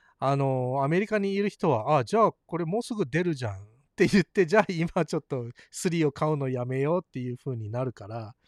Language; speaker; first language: Japanese; early bilingual, heritage; Japanese